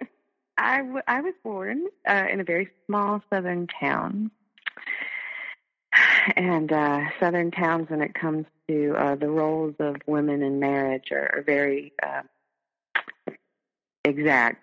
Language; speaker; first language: English; native; English